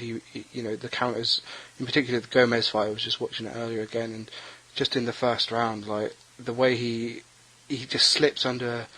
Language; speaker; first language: English; native; English